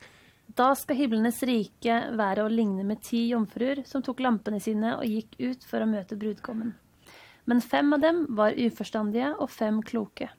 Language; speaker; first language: Norwegian; native; Norwegian